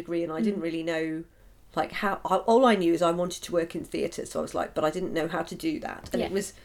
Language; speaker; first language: English; native; English